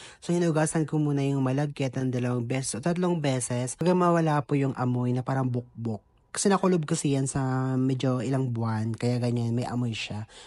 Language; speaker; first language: Filipino; non-native, local second language; Cebuano